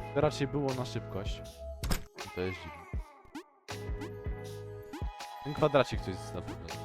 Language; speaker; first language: Polish; native; Polish